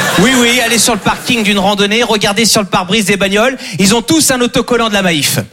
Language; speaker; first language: French; native; French